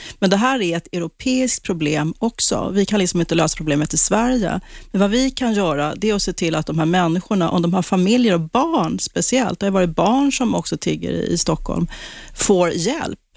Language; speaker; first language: Swedish; native; Swedish